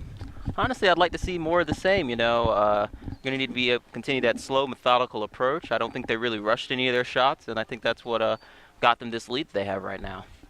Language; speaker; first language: English; native; English